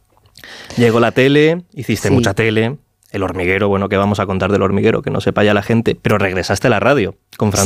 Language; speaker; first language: Spanish; native; Spanish